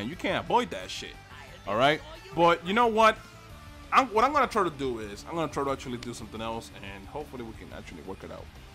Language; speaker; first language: English; native; English